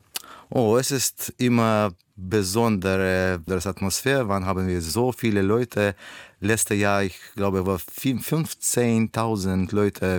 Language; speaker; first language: German; non-native, learner; Russian